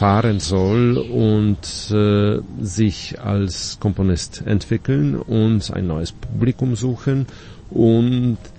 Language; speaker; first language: German; non-native, fluent; Polish